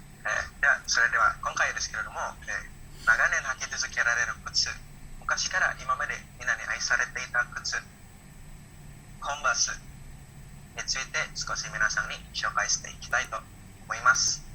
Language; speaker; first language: Japanese; non-native, learner; Indonesian